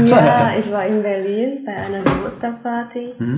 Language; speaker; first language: German; non-native, fluent; Indonesian